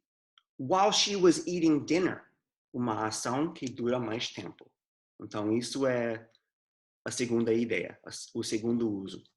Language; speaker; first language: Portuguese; non-native, fluent; English